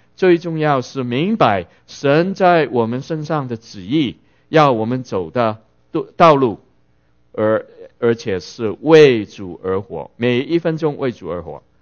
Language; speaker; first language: Chinese; non-native, local second language; Cantonese